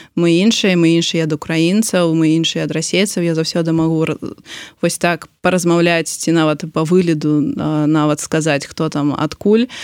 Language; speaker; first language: Belarusian; non-native, local second language; Russian